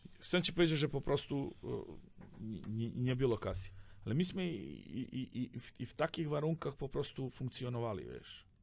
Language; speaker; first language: Polish; non-native, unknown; Serbian